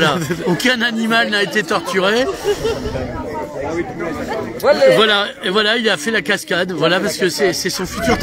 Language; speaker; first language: French; native; French